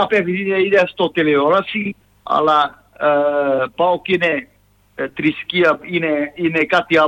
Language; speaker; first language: Greek; non-native, fluent; Serbian